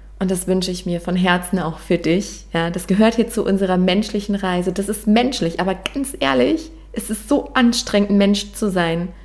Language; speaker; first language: German; native; German